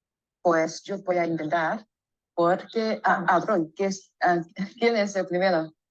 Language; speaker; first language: Spanish; non-native, learner; Chinese